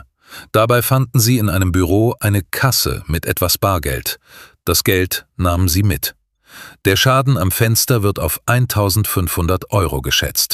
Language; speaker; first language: German; native; German